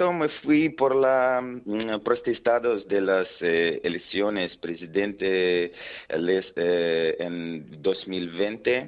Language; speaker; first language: Spanish; non-native, learner; Belarusian